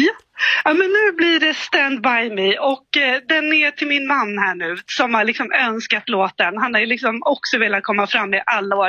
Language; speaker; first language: Swedish; native; Swedish